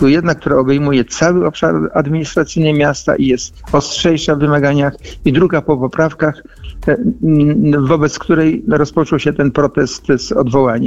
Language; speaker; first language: Polish; native; Polish